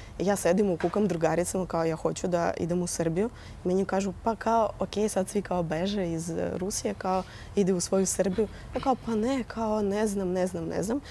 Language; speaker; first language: Serbian; non-native, fluent; Russian